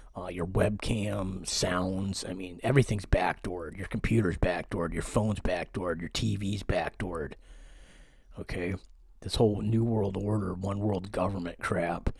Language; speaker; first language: English; native; English